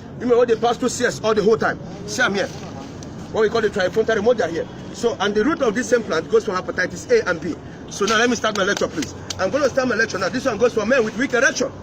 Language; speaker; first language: Nigerian Pidgin; non-native, local second language; Yoruba